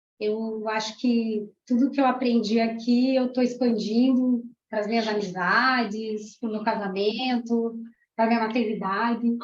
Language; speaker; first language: Portuguese; early bilingual, other home language; Spanish